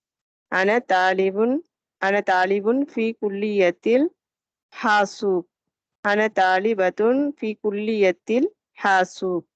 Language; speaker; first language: Arabic; non-native, learner; Tamil